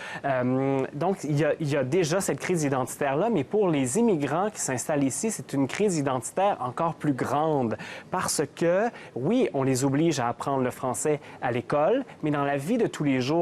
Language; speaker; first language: French; native; French